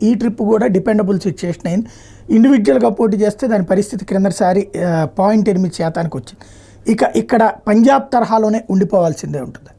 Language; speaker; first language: Telugu; native; Telugu